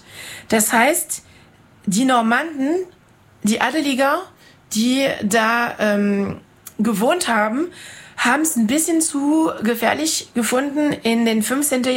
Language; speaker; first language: German; non-native, fluent; French